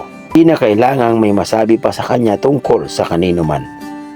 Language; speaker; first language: Filipino; native; Filipino